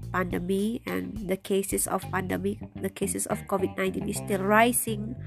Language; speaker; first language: English; non-native, fluent; Indonesian